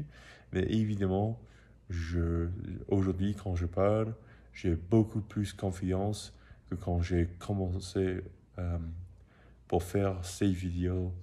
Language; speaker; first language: French; non-native, learner; English